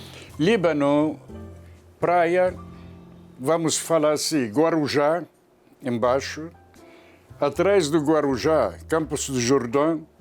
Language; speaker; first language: Portuguese; non-native, fluent; Arabic